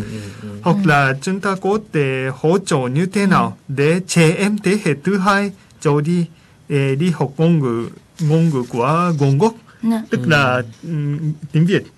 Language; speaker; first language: Vietnamese; non-native, fluent; Japanese